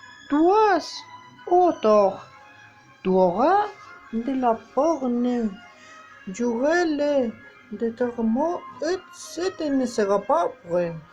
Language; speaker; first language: French; non-native, learner; Spanish